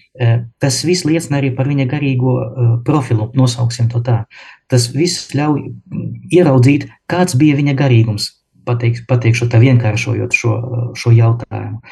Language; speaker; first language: Latvian; non-native, local second language; Russian